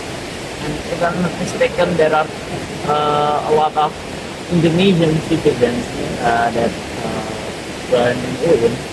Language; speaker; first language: English; non-native, learner; Indonesian